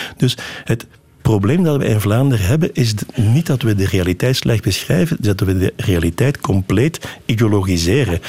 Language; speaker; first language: Dutch; native; Dutch